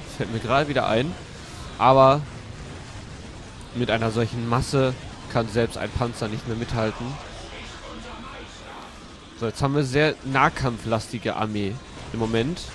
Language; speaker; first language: German; native; German